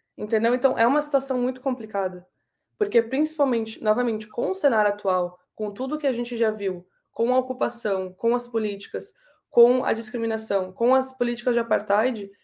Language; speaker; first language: Portuguese; native; Portuguese